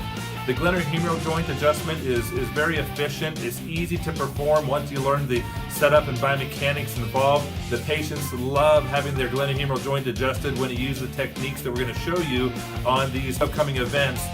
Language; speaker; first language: English; native; English